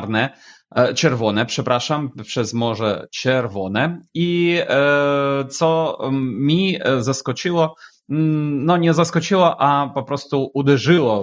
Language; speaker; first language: Polish; non-native, fluent; Ukrainian